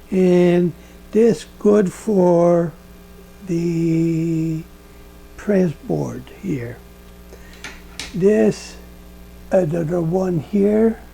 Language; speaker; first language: English; non-native, learner; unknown